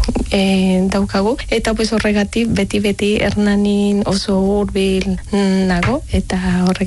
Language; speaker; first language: Basque; non-native, learner; Spanish